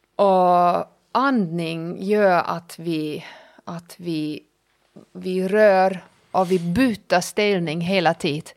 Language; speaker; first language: Swedish; non-native, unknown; German